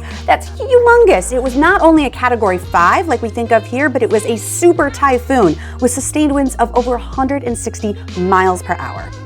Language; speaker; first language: English; native; English